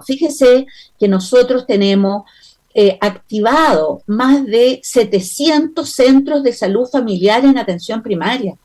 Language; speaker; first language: Spanish; native; Spanish